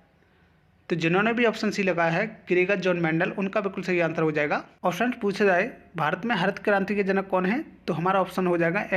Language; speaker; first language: Hindi; native; Hindi